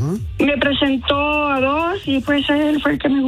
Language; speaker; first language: Spanish; native; Spanish